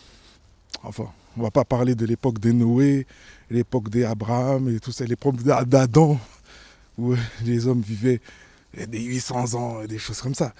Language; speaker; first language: French; native; French